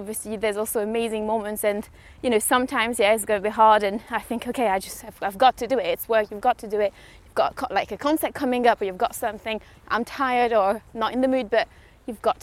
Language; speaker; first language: English; non-native, fluent; French